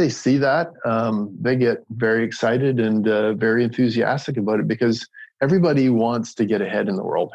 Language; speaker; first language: English; native; English